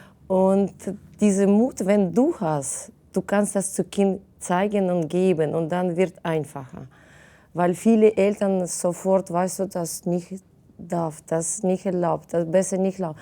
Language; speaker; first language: German; non-native, fluent; Russian